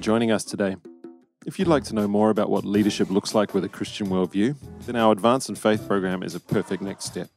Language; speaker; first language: English; native; English